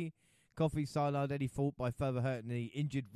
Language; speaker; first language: English; native; English